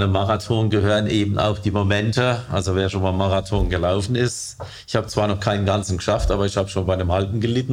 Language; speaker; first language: German; native; German